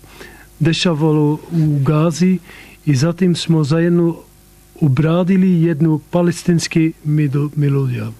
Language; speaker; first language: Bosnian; non-native, learner; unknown